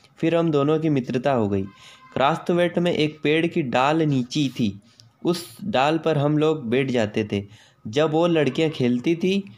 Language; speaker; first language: Hindi; native; Hindi